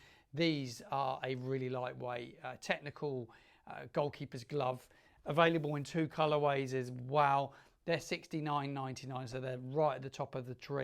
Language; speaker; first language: English; native; English